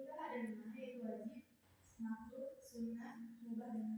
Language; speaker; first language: Indonesian; native; Indonesian